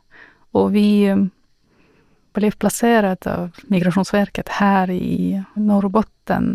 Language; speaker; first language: Swedish; non-native, learner; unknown